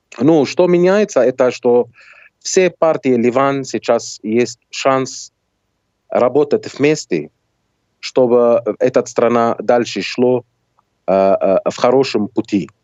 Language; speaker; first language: Russian; non-native, fluent; Arabic